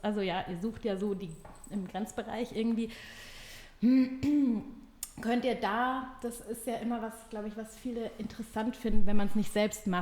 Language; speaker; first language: German; native; German